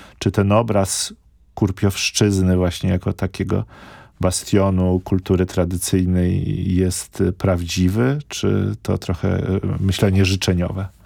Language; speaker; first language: Polish; native; Polish